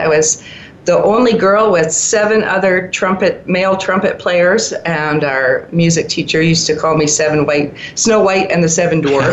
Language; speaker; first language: English; native; English